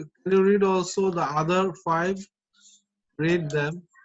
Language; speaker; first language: English; non-native, local second language; Bangla